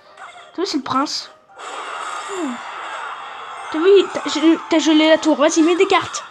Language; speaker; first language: French; native; French